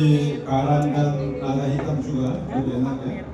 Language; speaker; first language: Indonesian; non-native, learner; Korean